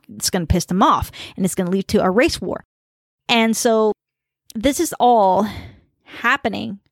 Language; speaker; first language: English; early bilingual, other home language; Khmer